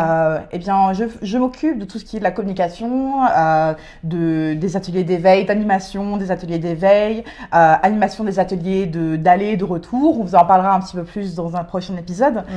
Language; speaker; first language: French; native; French